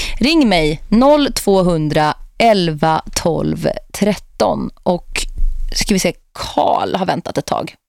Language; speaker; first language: Swedish; native; Swedish